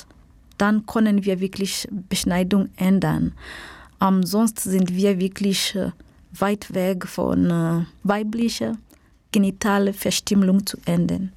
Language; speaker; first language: German; non-native, fluent; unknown